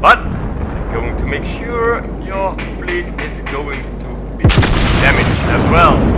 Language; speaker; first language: English; non-native, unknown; Dutch